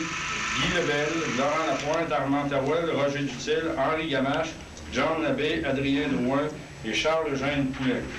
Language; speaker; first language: French; native; French